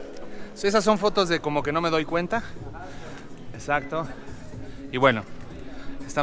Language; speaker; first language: Spanish; native; Spanish